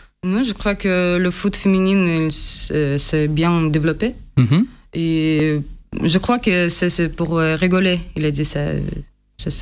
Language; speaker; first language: French; non-native, learner; Russian